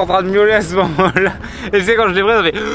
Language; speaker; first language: French; native; French